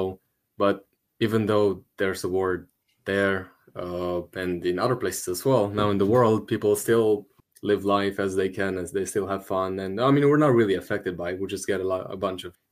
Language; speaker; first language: English; non-native, fluent; Romanian